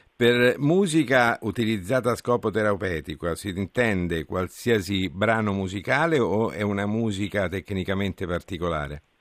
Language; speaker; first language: Italian; native; Italian